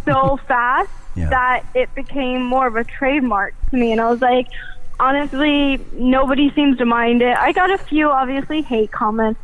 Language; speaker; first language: English; native; English